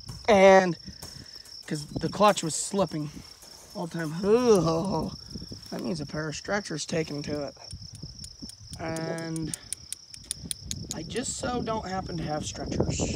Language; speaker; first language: English; native; English